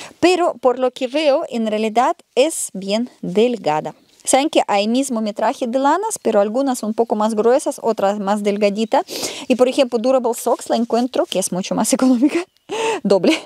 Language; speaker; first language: Spanish; non-native, fluent; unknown